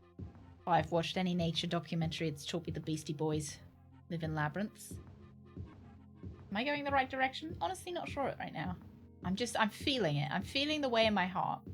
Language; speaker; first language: English; native; English